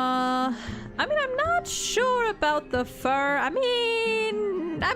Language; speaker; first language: English; native; English